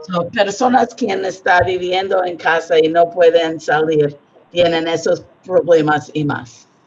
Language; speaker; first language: Spanish; non-native, learner; English